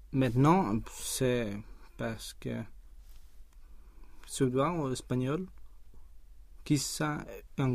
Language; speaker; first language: French; non-native, learner; Spanish